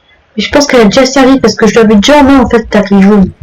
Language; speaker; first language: French; native; French